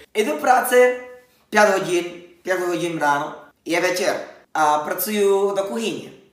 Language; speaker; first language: Czech; non-native, learner; Spanish